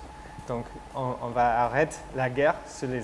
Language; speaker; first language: French; non-native, fluent; English